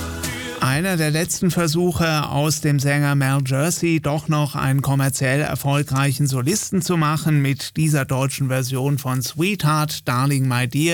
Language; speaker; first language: German; native; German